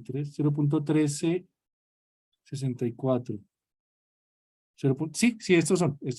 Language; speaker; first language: Spanish; native; Spanish